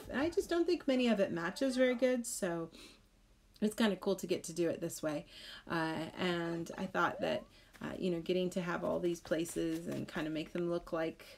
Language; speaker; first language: English; native; English